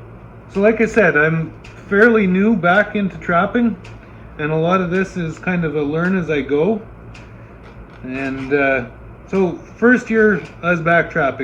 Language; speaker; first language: English; native; English